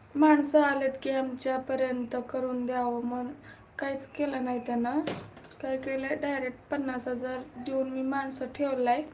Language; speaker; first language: Marathi; native; Marathi